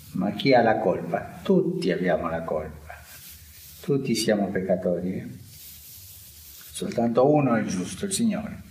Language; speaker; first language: Italian; non-native, fluent; Spanish